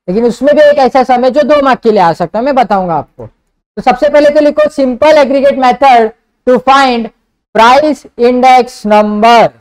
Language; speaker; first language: Hindi; non-native, local second language; Marathi